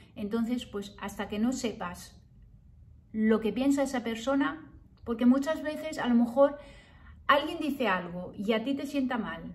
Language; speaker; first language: Spanish; early bilingual, heritage; Spanish